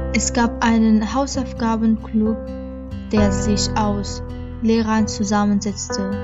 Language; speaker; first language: German; non-native, fluent; Persian